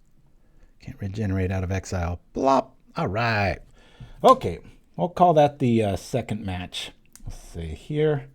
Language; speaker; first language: English; native; English